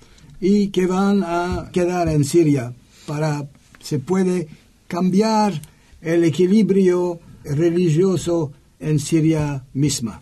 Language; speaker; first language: Spanish; non-native, learner; French